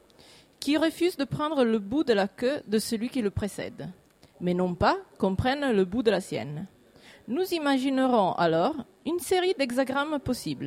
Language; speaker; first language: French; non-native, fluent; Italian